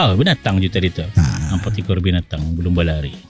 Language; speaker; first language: Malay; native; Malay